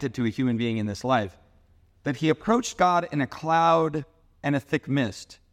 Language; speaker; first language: English; native; English